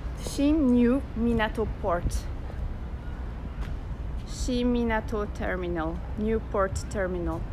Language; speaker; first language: English; non-native, fluent; French